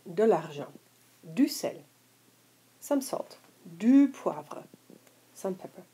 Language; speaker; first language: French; non-native, fluent; English